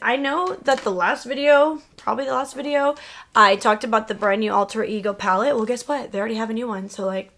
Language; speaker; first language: English; early bilingual, other home language; Spanish